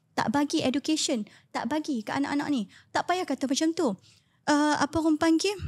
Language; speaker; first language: Malay; native; Malay